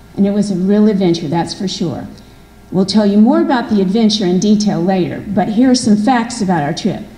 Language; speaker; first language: English; native; English